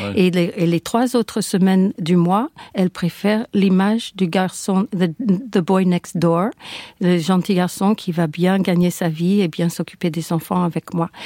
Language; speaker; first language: French; non-native, fluent; English